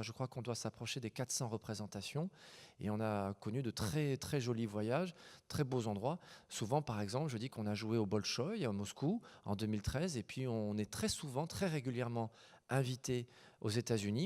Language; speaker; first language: French; native; French